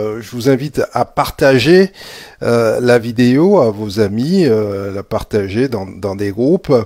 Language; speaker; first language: French; native; French